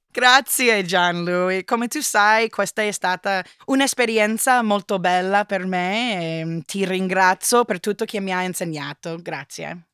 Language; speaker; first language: Italian; non-native, learner; English